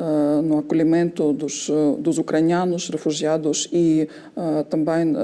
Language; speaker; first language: Portuguese; non-native, fluent; Ukrainian